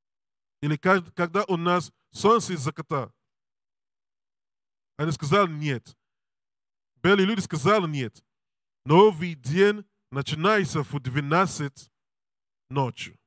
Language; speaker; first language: Russian; non-native, learner; English